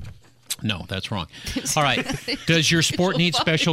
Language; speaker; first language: English; native; English